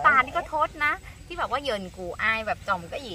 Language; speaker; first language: Vietnamese; non-native, learner; Thai